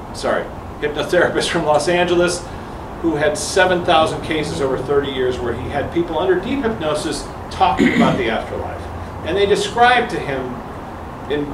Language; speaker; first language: English; native; English